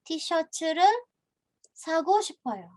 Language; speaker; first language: Korean; non-native, fluent; Indonesian